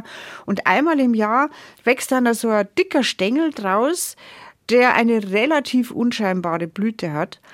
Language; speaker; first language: German; native; German